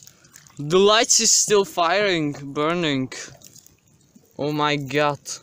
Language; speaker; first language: English; non-native, learner; Czech